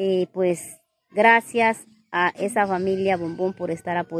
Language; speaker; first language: Spanish; native; Spanish